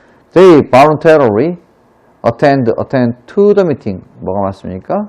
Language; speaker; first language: English; non-native, fluent; Korean